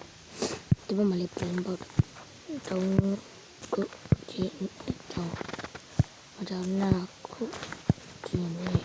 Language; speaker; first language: Burmese; native; Burmese